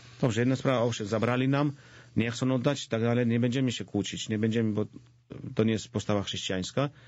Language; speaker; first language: Polish; non-native, fluent; Georgian